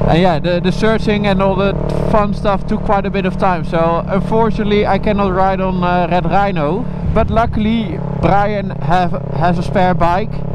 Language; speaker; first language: English; non-native, fluent; Dutch